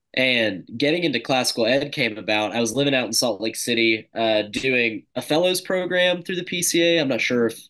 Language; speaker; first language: English; native; English